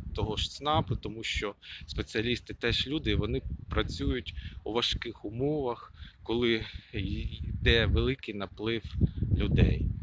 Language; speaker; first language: Ukrainian; non-native, local second language; Russian